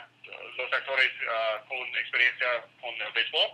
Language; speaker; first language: Spanish; non-native, learner; English